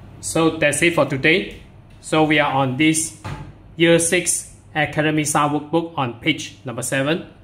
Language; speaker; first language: English; non-native, local second language; Chinese